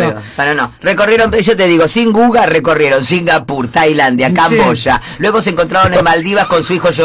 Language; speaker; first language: Spanish; native; Spanish